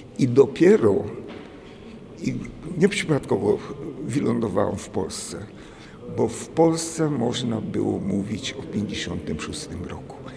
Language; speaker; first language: Polish; non-native, fluent; Hungarian